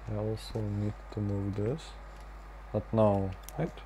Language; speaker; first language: English; non-native, fluent; Polish